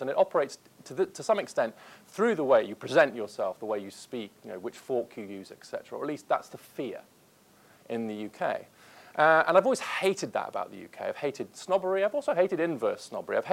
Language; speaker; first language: English; native; English